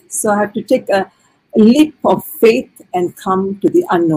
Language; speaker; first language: English; non-native, local second language; Tamil